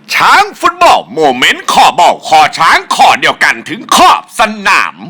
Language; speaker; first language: Thai; native; Thai